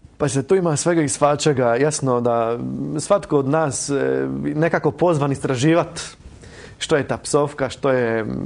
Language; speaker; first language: Croatian; non-native, fluent; Polish